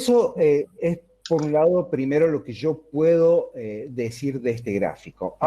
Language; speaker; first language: Spanish; native; Spanish